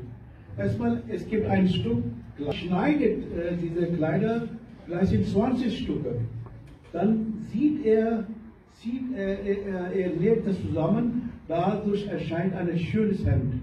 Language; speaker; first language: German; non-native, fluent; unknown